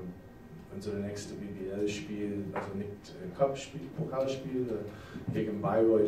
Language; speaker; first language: German; non-native, fluent; English